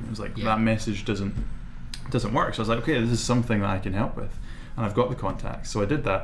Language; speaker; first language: English; native; English